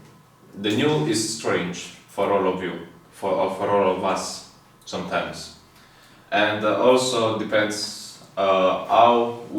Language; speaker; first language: English; non-native, fluent; Italian